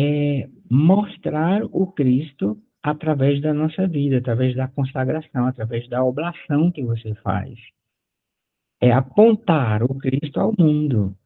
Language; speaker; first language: Portuguese; native; Portuguese